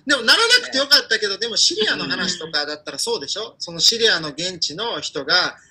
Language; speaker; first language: Japanese; non-native, fluent; Ukrainian